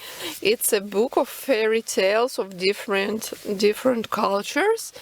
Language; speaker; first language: English; non-native, local second language; Russian